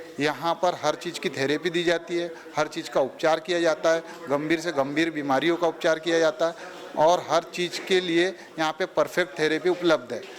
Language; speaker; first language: Hindi; native; Hindi